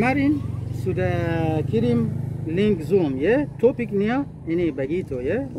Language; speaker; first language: Indonesian; non-native, learner; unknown